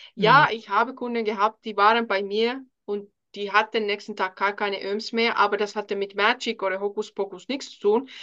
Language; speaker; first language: German; non-native, fluent; Finnish